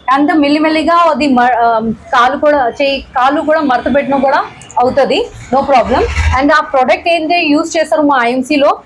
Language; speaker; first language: Telugu; non-native, local second language; Hindi